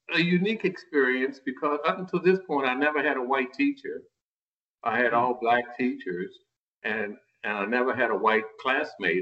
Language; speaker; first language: English; native; English